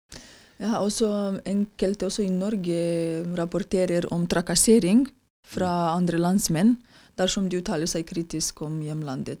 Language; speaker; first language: Norwegian; non-native, fluent; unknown